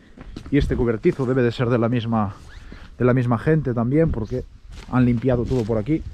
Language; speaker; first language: Spanish; native; Spanish